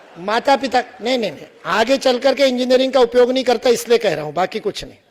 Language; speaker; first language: Hindi; non-native, local second language; Marathi